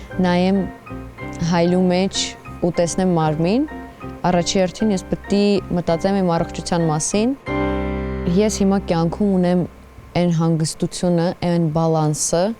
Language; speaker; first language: Armenian; early bilingual, heritage; Armenian